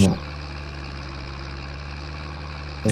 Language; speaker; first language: German; native; German